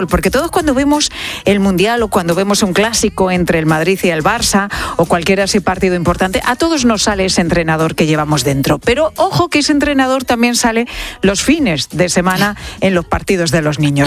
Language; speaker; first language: Spanish; native; Spanish